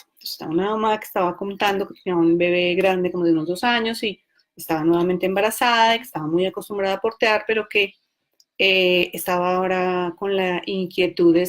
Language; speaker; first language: Spanish; native; Spanish